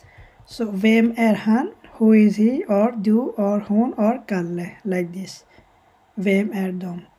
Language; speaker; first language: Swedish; non-native, fluent; Bangla